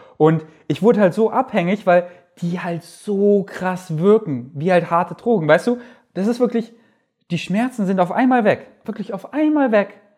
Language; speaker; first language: German; native; German